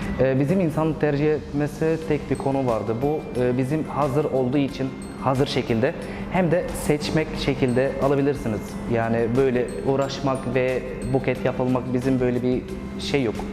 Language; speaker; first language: Turkish; non-native, learner; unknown